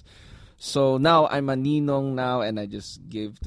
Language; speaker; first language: English; non-native, local second language; Filipino